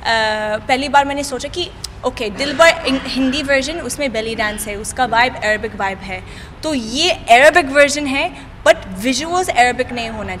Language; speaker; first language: Hindi; non-native, learner; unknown